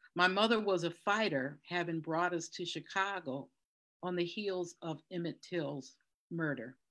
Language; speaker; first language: English; native; English